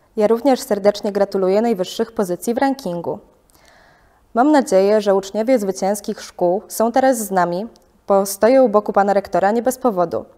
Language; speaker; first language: Polish; native; Polish